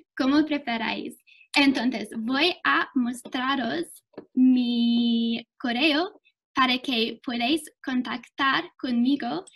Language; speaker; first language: Spanish; non-native, fluent; English